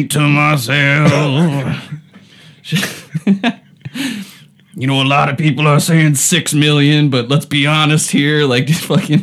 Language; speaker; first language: English; native; English